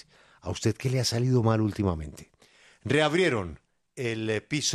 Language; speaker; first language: Spanish; native; Spanish